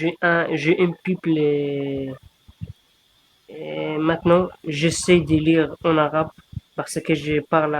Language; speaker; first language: French; non-native, learner; Arabic